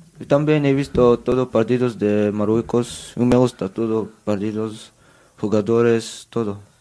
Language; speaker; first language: Spanish; non-native, learner; Arabic